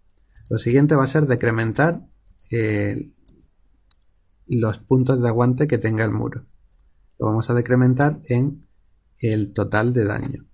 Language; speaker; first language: Spanish; native; Spanish